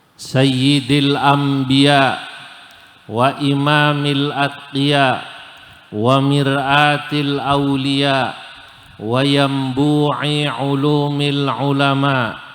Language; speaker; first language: Indonesian; native; Indonesian